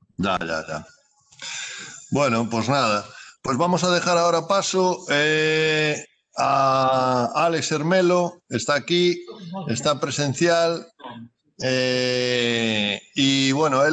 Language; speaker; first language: Spanish; native; Spanish